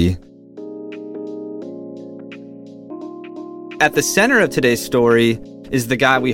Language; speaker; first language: English; native; English